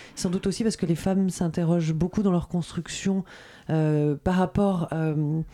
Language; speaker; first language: French; native; French